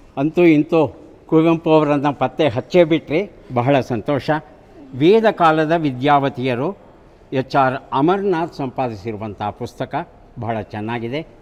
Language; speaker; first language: Kannada; native; Kannada